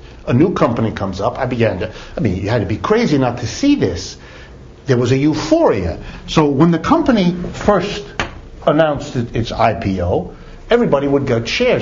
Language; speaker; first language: English; native; English